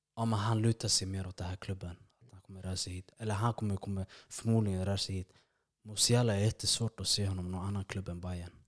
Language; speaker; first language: Swedish; early bilingual, other home language; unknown